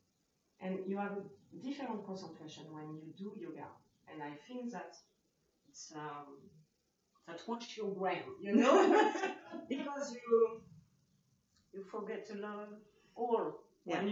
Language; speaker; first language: English; non-native, learner; French